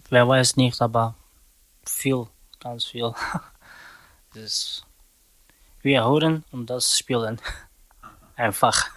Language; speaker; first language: German; non-native, learner; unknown